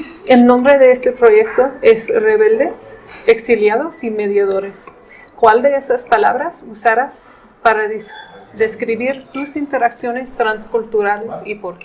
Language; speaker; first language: Spanish; non-native, fluent; English